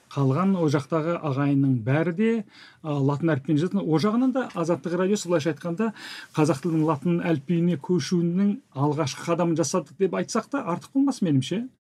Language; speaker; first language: Kazakh; native; Kazakh